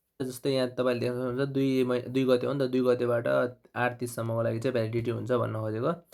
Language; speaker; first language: Nepali; native; Nepali